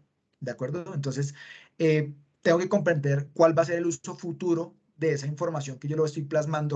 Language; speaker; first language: Spanish; native; Spanish